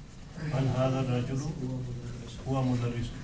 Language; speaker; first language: Arabic; non-native, learner; Urdu